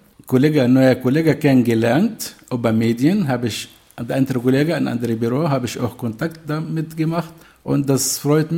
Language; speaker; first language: German; non-native, learner; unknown